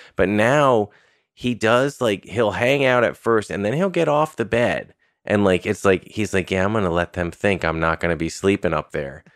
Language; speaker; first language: English; native; English